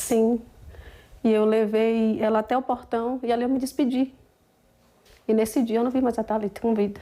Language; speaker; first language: Portuguese; native; Portuguese